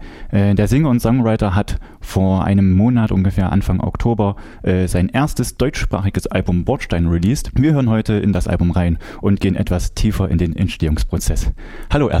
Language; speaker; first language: German; native; German